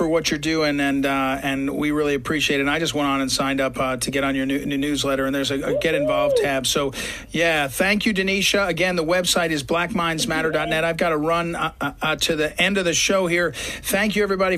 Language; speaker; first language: English; native; English